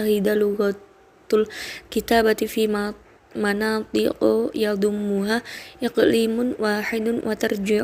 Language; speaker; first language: Arabic; non-native, learner; Indonesian